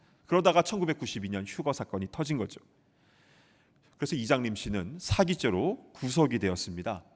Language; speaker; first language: Korean; native; Korean